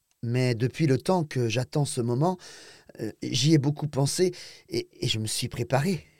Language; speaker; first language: French; native; French